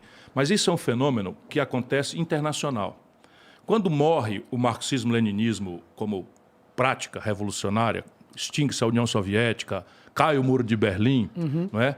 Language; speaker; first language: Portuguese; native; Portuguese